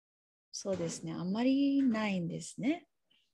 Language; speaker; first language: Japanese; non-native, learner; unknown